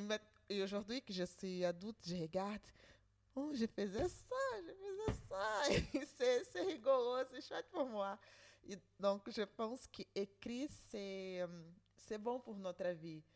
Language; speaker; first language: French; non-native, learner; Portuguese